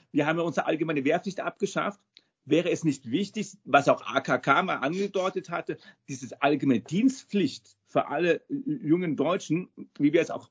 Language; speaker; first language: German; native; German